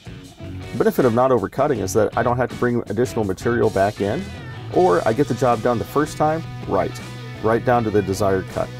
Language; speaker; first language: English; native; English